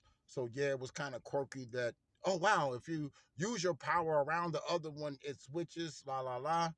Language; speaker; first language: English; native; English